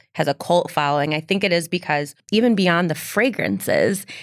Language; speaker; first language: English; native; English